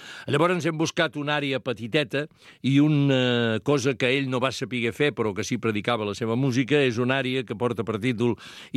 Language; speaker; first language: Catalan; native; Catalan